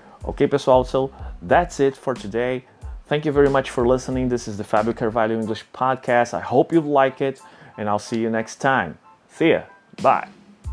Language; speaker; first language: English; non-native, fluent; Portuguese